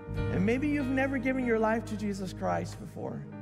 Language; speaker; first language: English; native; English